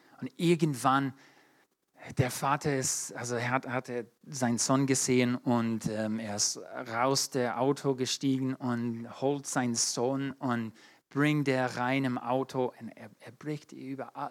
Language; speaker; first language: German; non-native, fluent; English